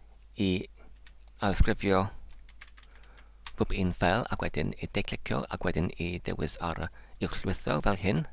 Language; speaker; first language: Welsh; non-native, learner; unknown